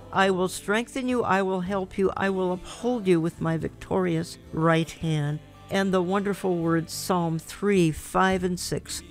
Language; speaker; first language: English; native; English